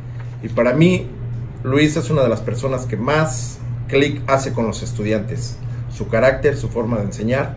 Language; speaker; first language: Spanish; native; Spanish